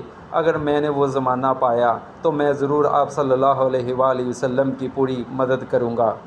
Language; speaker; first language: Urdu; native; Urdu